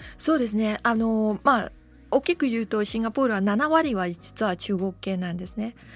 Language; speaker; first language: Japanese; non-native, fluent; Chinese